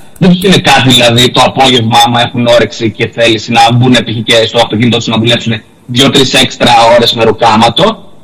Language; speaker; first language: Greek; native; Greek